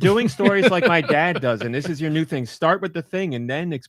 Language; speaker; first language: English; native; English